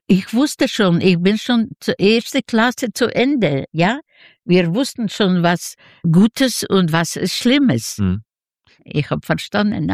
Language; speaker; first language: German; non-native, learner; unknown